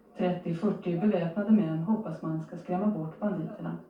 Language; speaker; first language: Swedish; native; Swedish